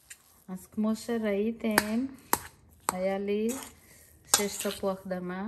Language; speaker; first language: Hebrew; non-native, fluent; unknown